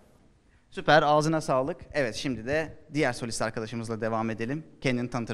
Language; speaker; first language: Turkish; native; Turkish